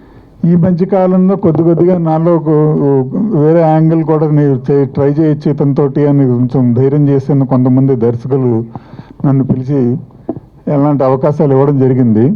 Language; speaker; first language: Telugu; native; Telugu